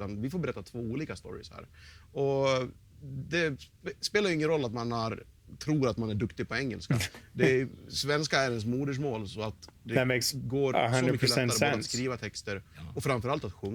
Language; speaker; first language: Swedish; native; Swedish